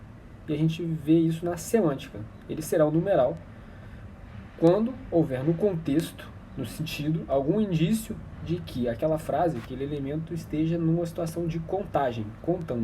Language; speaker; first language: Portuguese; native; Portuguese